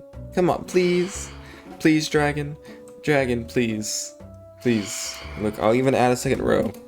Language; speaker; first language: English; native; English